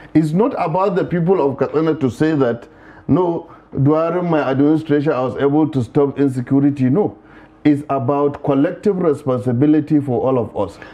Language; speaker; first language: English; non-native, local second language; Hausa